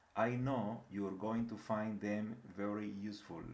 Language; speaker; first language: Spanish; native; Spanish